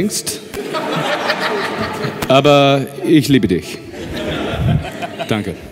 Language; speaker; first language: German; non-native, learner; English